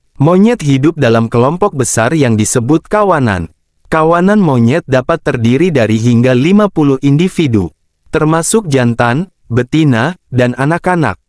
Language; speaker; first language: Indonesian; native; Indonesian